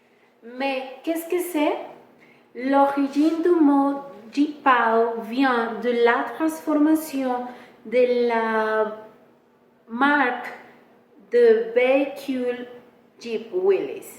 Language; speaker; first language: French; non-native, learner; Spanish